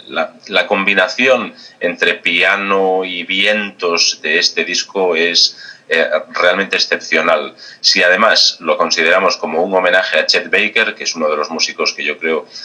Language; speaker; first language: Spanish; native; Spanish